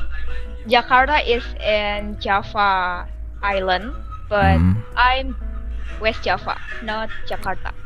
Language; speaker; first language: English; non-native, learner; Indonesian